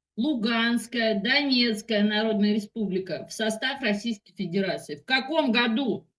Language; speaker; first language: Russian; native; Russian